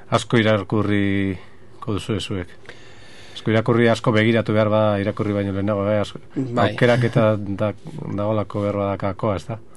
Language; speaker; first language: Basque; native; Basque